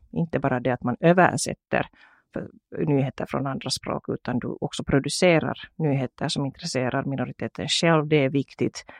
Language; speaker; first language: Swedish; native; Swedish